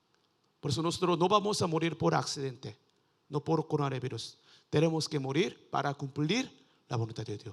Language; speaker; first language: Spanish; non-native, learner; Korean